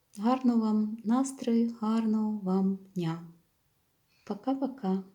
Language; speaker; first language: Ukrainian; non-native, local second language; Russian